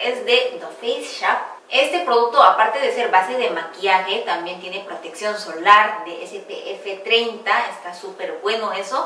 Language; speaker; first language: Spanish; non-native, fluent; Korean